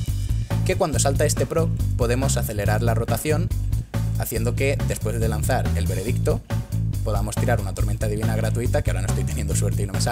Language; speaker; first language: Spanish; native; Spanish